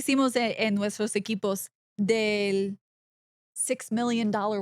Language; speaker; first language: Spanish; non-native, learner; English